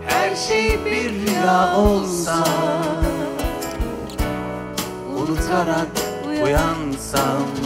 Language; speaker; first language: Turkish; native; Turkish